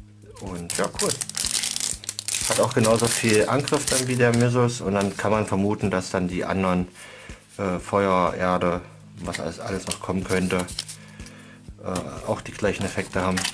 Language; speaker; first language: German; native; German